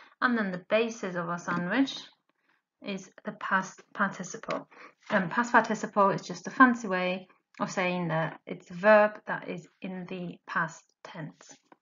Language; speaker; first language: English; native; English